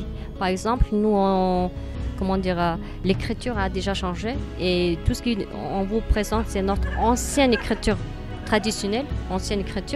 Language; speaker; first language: French; non-native, learner; Mongolian